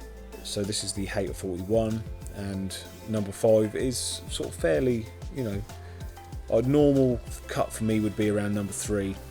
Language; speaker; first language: English; native; English